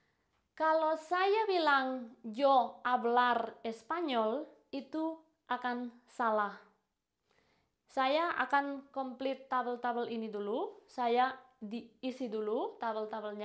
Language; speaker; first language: Indonesian; non-native, fluent; Spanish